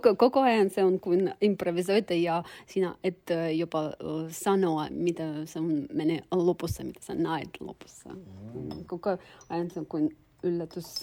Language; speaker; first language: Finnish; non-native, learner; Russian